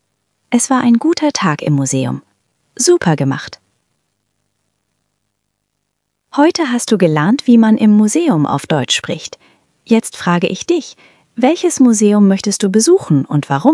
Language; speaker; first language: German; non-native, fluent; Turkish